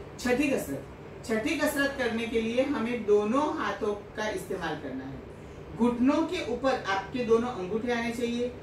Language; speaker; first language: Hindi; non-native, local second language; Gujarati